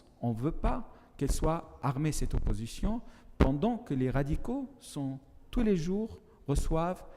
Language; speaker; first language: French; non-native, fluent; Arabic